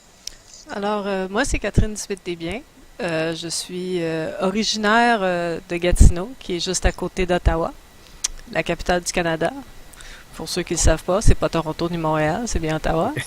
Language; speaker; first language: French; native; French